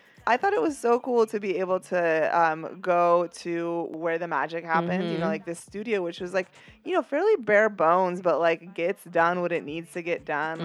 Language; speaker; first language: English; early bilingual, other home language; Spanish